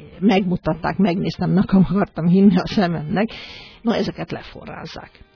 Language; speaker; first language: Hungarian; native; Hungarian